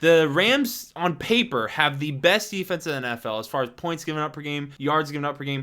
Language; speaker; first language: English; native; English